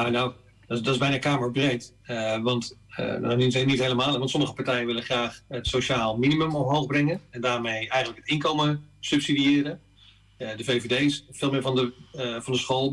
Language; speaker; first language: Dutch; native; Dutch